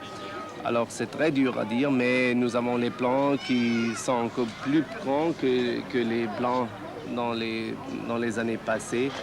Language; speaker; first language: French; non-native, learner; German